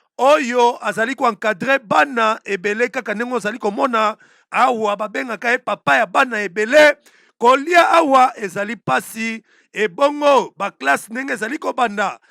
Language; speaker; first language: Lingala; native; Lingala